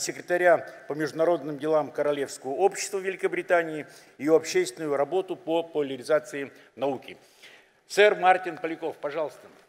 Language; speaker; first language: Russian; native; Russian